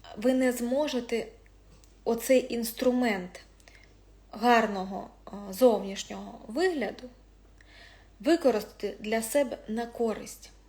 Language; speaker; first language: Ukrainian; non-native, local second language; Russian